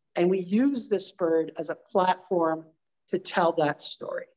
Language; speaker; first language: English; native; English